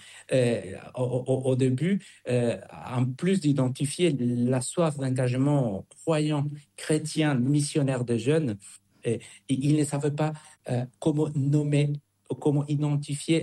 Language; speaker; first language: French; non-native, fluent; Spanish